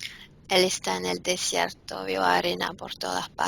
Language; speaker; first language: Spanish; non-native, fluent; French